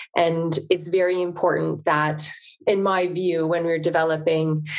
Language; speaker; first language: English; native; English